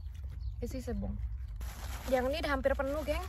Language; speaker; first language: Indonesian; native; Indonesian